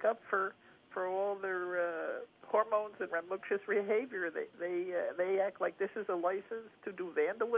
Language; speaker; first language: English; native; English